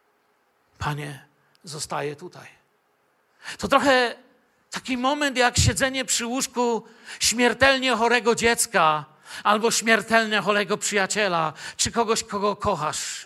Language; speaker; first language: Polish; native; Polish